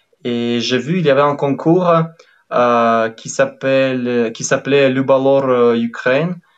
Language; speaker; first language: French; non-native, fluent; Ukrainian